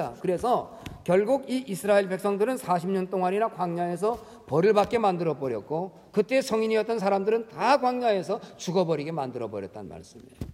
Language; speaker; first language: Korean; native; Korean